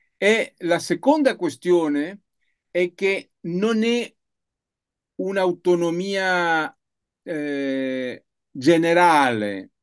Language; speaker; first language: Italian; non-native, learner; Spanish